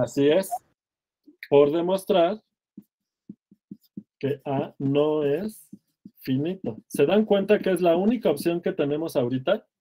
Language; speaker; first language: Spanish; native; Spanish